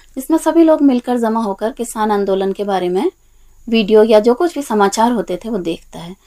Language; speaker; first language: Hindi; native; Hindi